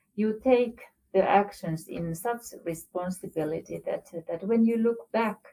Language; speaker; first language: English; non-native, fluent; Finnish